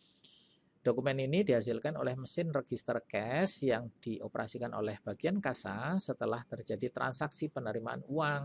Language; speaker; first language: Indonesian; native; Indonesian